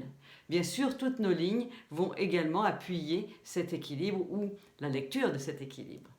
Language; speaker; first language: French; native; French